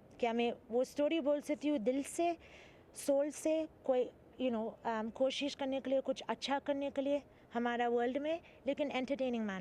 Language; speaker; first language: Hindi; early bilingual, heritage; English